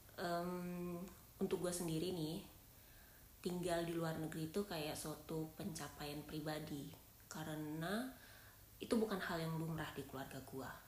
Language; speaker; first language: Indonesian; native; Indonesian